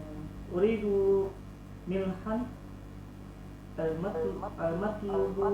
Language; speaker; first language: Arabic; non-native, learner; Indonesian